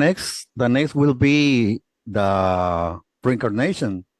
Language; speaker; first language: English; non-native, learner; Spanish